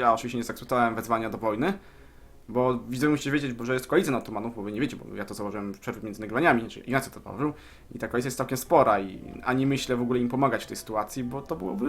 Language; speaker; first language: Polish; native; Polish